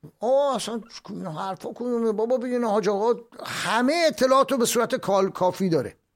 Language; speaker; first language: Persian; native; Persian